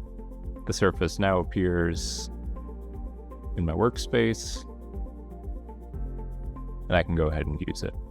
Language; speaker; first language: English; native; English